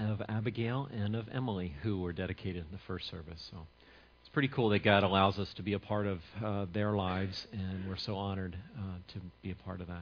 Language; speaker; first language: English; native; English